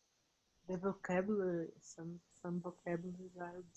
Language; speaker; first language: English; non-native, learner; Portuguese